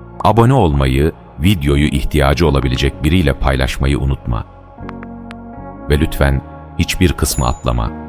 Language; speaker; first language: Turkish; native; Turkish